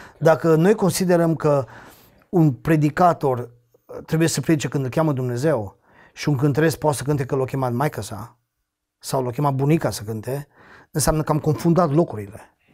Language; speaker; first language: Romanian; native; Romanian